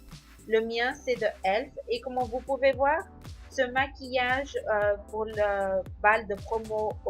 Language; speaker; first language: French; non-native, learner; Spanish